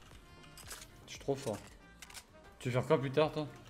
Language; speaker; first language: French; native; French